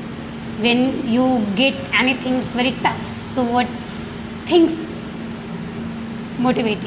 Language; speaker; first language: English; non-native, learner; Hindi